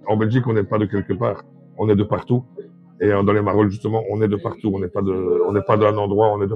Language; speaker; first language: French; native; French